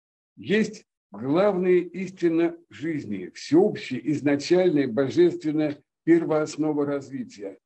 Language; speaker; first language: Russian; native; Russian